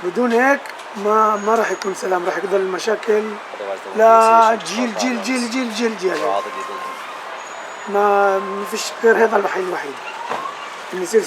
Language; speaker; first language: Arabic; native; Arabic